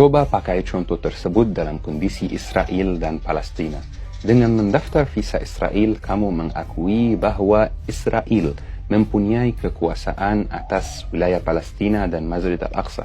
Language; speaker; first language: Indonesian; non-native, fluent; Arabic